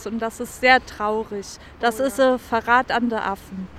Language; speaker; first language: German; native; German